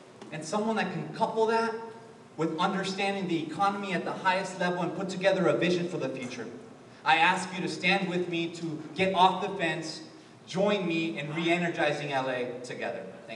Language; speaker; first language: English; early bilingual, other home language; Spanish